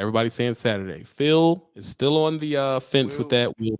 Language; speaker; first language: English; native; English